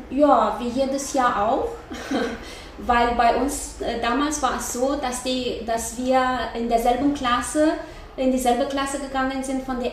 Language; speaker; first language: German; non-native, fluent; Romanian